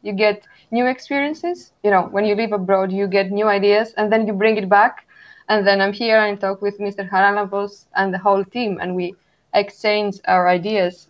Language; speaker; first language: English; non-native, fluent; Greek